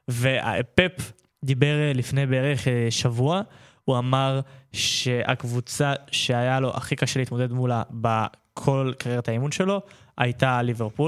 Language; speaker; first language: Hebrew; native; Hebrew